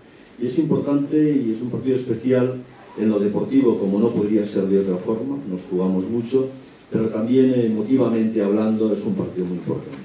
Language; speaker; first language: Spanish; native; Spanish